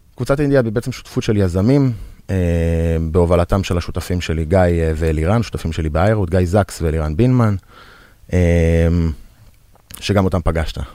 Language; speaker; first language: Hebrew; native; Hebrew